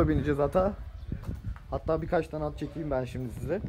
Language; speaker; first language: Turkish; native; Turkish